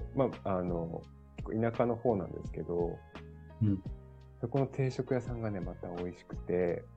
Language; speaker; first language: Japanese; native; Japanese